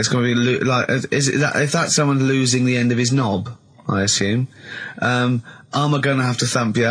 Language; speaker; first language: English; native; English